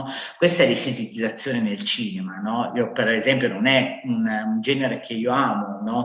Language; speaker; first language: Italian; native; Italian